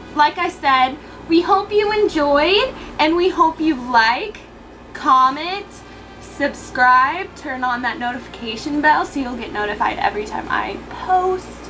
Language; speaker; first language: English; native; English